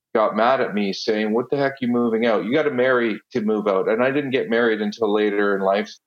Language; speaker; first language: English; non-native, fluent; Italian